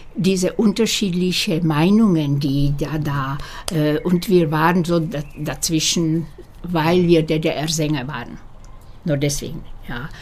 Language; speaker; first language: German; non-native, fluent; Slovak